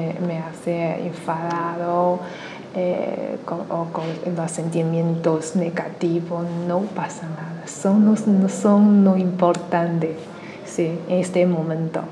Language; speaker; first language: Spanish; non-native, learner; Chinese